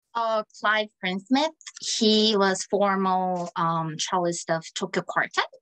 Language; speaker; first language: English; non-native, fluent; Korean